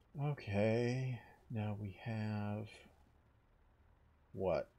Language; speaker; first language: English; native; English